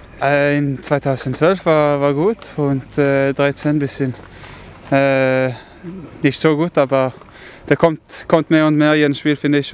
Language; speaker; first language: German; non-native, learner; Norwegian